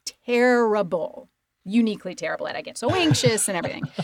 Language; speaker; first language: English; native; English